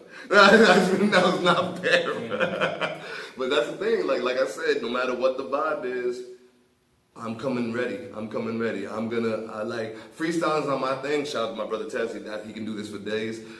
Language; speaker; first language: English; native; English